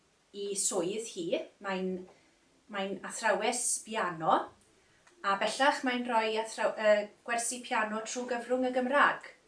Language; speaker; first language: Welsh; native; Welsh